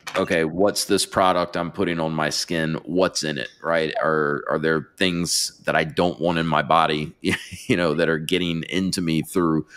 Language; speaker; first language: English; native; English